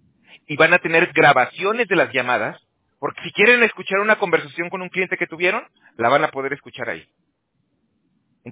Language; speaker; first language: Spanish; native; Spanish